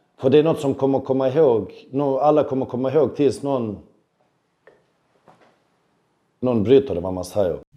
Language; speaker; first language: Swedish; early bilingual, other home language; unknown